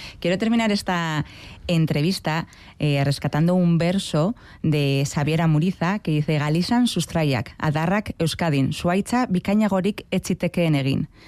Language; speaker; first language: Spanish; native; Spanish